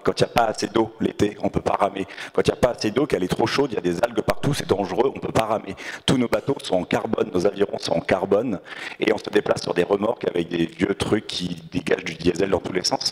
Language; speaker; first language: French; native; French